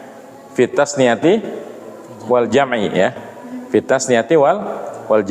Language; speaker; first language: Arabic; non-native, fluent; Indonesian